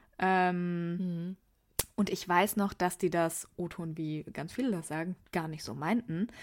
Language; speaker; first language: German; early bilingual, other home language; Persian